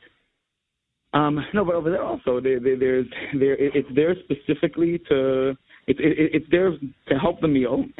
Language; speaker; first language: English; native; English